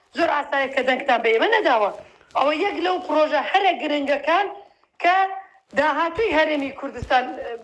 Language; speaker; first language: Central Kurdish; non-native, local second language; Turkish